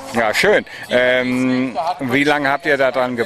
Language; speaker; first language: German; native; German